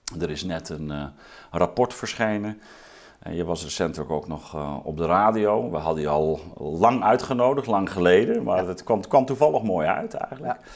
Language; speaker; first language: Dutch; native; Dutch